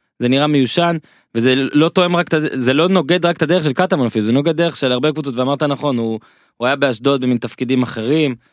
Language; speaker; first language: Hebrew; native; Hebrew